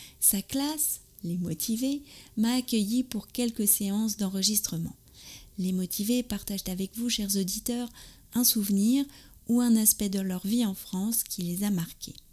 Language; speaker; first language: French; native; French